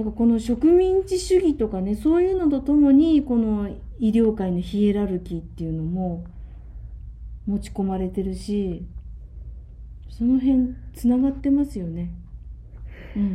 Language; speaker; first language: Japanese; native; Japanese